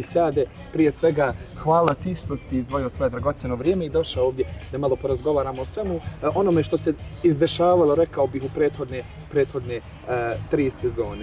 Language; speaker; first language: Serbian; native; Serbian